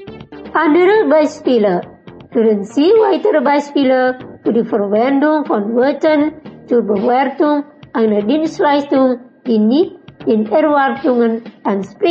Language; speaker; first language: German; non-native, learner; Indonesian